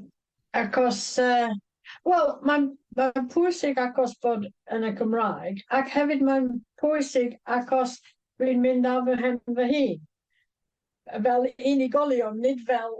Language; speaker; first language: Welsh; non-native, fluent; English